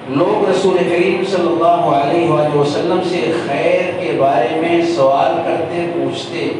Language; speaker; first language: Urdu; native; Urdu